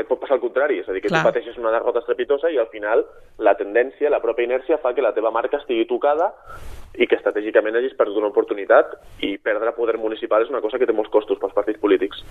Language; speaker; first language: Catalan; native; Catalan